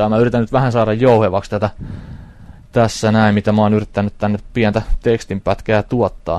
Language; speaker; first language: Finnish; native; Finnish